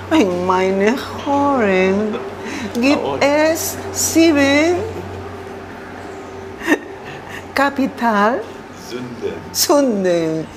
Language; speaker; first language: German; non-native, learner; Spanish